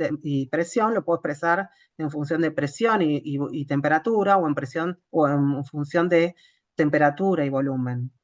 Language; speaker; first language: Spanish; native; Spanish